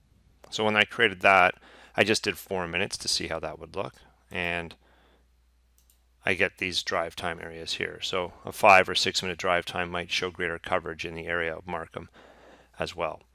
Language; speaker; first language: English; native; English